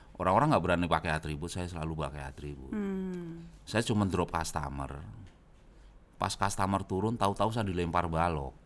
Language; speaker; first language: Indonesian; native; Indonesian